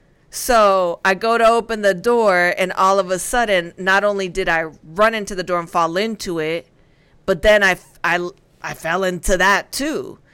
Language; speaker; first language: English; early bilingual, other home language; Spanish